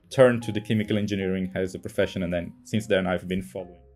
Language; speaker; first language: English; non-native, fluent; Portuguese